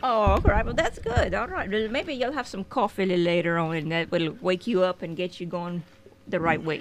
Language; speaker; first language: English; early bilingual, other home language; French